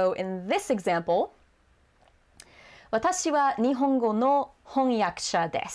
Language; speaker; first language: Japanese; non-native, fluent; English